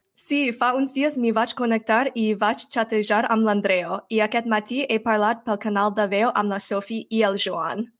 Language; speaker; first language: Catalan; non-native, learner; English